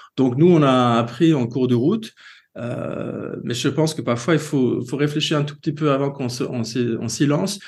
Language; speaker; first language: French; non-native, fluent; Swedish